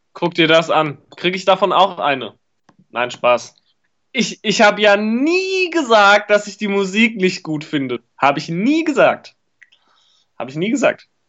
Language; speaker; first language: German; native; German